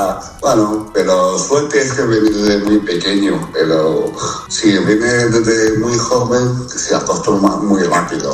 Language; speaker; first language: Spanish; non-native, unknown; Chinese